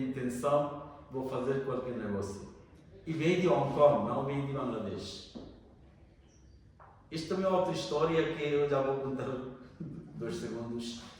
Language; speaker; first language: Portuguese; non-native, learner; Bangla